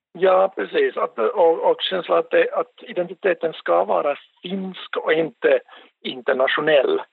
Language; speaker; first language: Swedish; non-native, local second language; Finnish